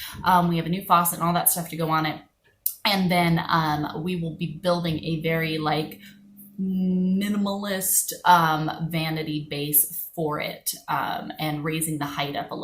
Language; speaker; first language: English; native; English